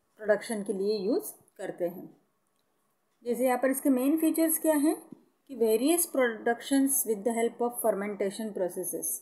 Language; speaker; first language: Hindi; non-native, local second language; Marathi